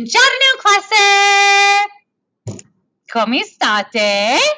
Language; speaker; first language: Italian; non-native, fluent; English